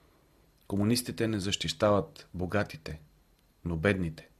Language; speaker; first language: Bulgarian; native; Bulgarian